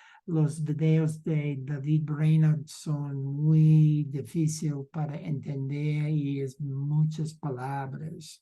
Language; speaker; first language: Spanish; non-native, learner; English